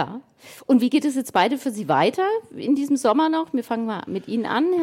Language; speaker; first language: German; native; German